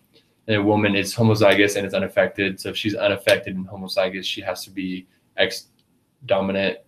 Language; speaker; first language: English; native; English